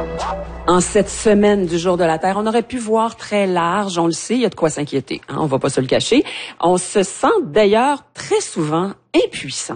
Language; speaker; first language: French; native; French